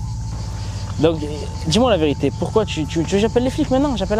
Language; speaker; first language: French; native; French